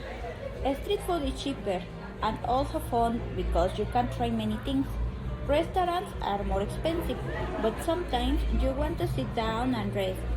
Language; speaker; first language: English; non-native, learner; Spanish